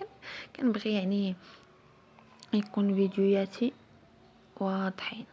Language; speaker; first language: Arabic; native; Arabic